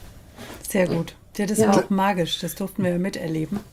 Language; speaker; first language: German; native; German